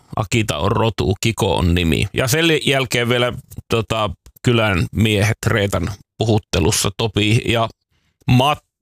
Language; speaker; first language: Finnish; native; Finnish